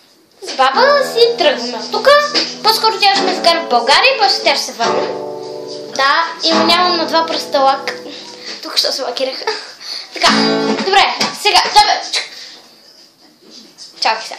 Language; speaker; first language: Bulgarian; early bilingual, heritage; Bulgarian